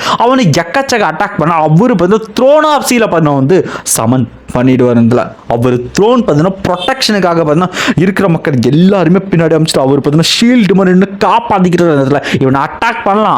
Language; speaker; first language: Tamil; native; Tamil